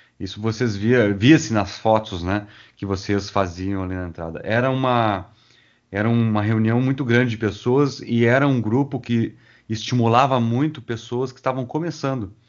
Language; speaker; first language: Portuguese; native; Portuguese